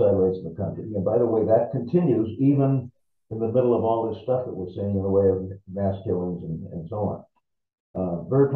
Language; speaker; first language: English; native; English